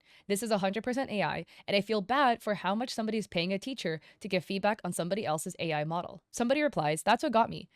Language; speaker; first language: English; native; English